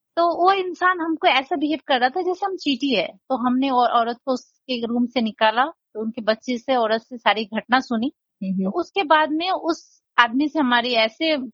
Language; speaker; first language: Hindi; non-native, local second language; Nepali